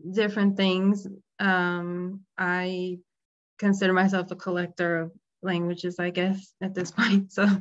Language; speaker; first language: English; native; English